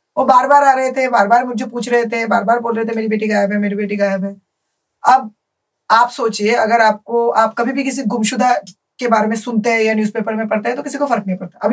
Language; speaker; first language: Hindi; non-native, local second language; Bangla